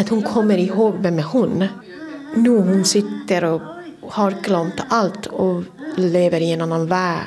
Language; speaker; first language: Swedish; non-native, fluent; Persian